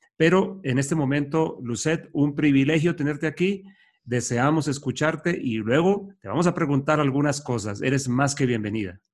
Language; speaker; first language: Spanish; native; Spanish